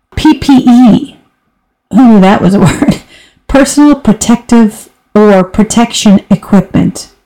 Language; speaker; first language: English; native; English